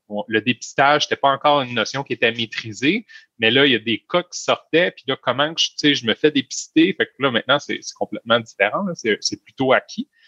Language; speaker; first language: French; native; French